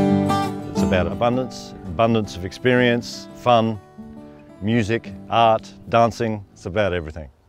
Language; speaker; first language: English; native; English